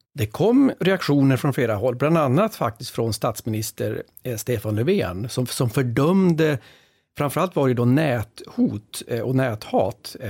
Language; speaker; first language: Swedish; native; Swedish